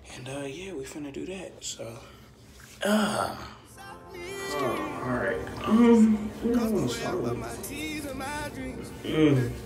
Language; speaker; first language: English; native; English